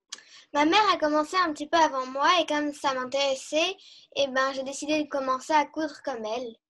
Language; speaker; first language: French; early bilingual, heritage; French